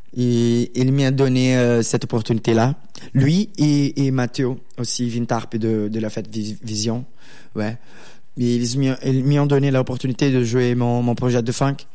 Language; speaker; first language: French; non-native, learner; Portuguese